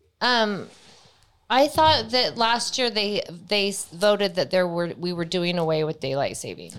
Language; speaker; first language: English; native; English